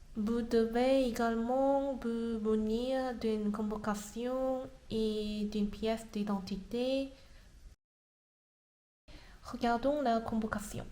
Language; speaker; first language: French; non-native, learner; Korean